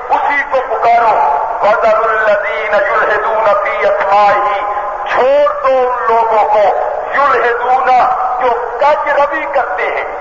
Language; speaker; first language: Urdu; non-native, local second language; Punjabi